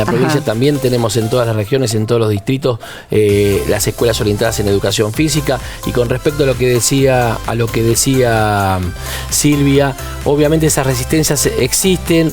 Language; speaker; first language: Spanish; native; Spanish